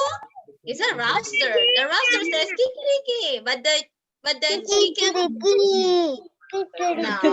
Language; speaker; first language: English; non-native, fluent; Spanish